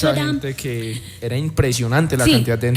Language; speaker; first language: Spanish; native; Spanish